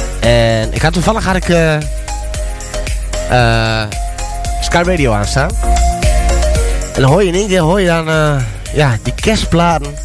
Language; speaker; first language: Dutch; native; Dutch